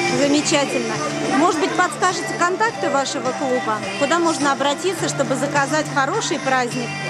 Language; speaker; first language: Russian; native; Russian